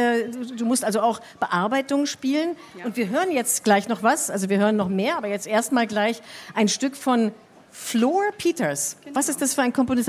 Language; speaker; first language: German; native; German